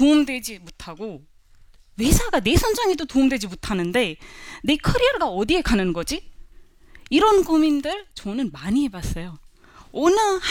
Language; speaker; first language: Korean; non-native, fluent; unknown